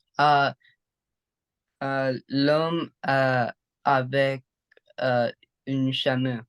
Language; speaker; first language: French; non-native, learner; English